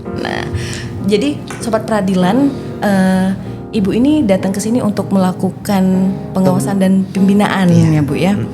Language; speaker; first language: Indonesian; native; Indonesian